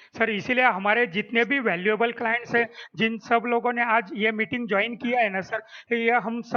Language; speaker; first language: Hindi; non-native, local second language; Marathi